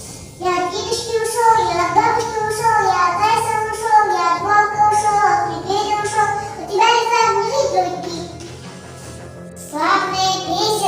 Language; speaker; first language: Russian; non-native, local second language; Yakut